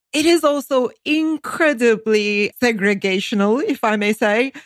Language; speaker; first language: English; non-native, fluent; Turkish